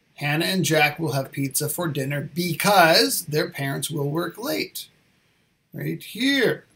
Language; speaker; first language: English; native; English